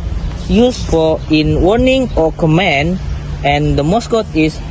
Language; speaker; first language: English; non-native, learner; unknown